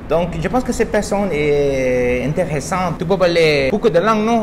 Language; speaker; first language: French; non-native, learner; English